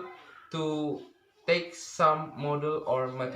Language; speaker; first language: English; non-native, learner; Indonesian